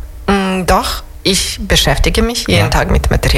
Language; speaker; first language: German; non-native, fluent; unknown